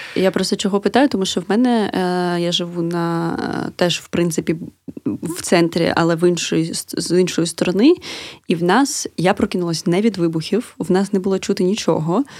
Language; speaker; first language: Ukrainian; native; Ukrainian